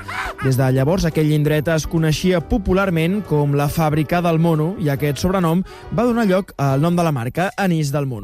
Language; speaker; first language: Catalan; native; Catalan